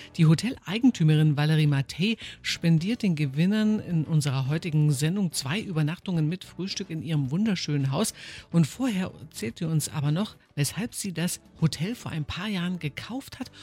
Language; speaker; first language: German; native; German